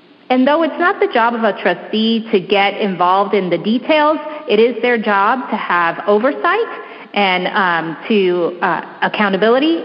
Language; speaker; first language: English; early bilingual, other home language; Spanish